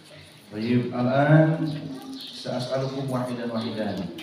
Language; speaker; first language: Arabic; non-native, fluent; Indonesian